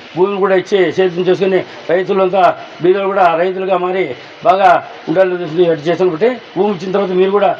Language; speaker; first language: Telugu; native; Telugu